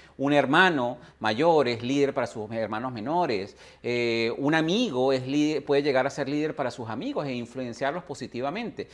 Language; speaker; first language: Spanish; native; Spanish